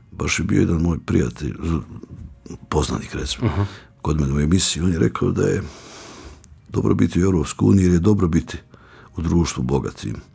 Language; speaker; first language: Croatian; native; Croatian